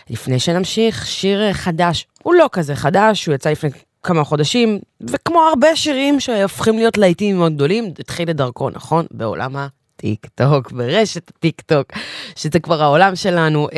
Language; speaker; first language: Hebrew; native; Hebrew